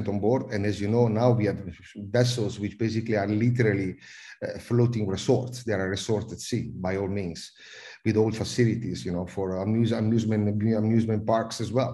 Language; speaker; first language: English; non-native, fluent; Italian